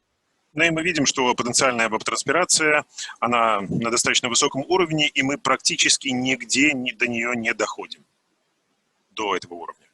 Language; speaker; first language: Russian; native; Russian